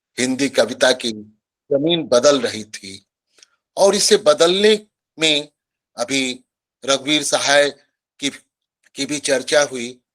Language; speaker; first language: Hindi; native; Hindi